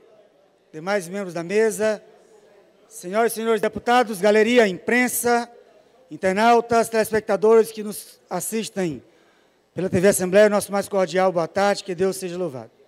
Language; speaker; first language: Portuguese; native; Portuguese